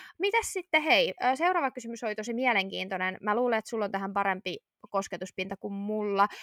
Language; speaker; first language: Finnish; native; Finnish